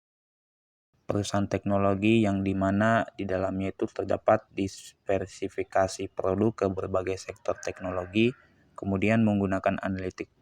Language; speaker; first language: Indonesian; native; Indonesian